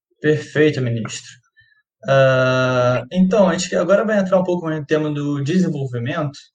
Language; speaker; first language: Portuguese; native; Portuguese